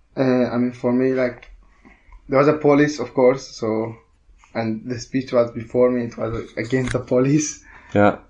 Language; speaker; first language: English; non-native, learner; Arabic